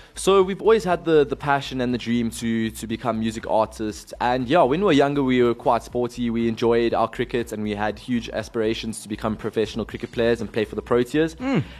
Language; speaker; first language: English; native; English